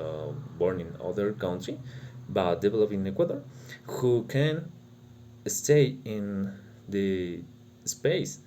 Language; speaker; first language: English; non-native, learner; Spanish